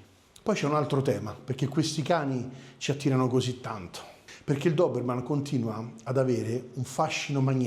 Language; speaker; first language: Italian; native; Italian